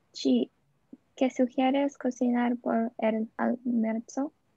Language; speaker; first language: Spanish; non-native, learner; English